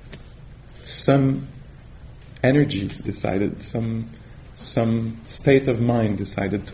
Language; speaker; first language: English; non-native, fluent; French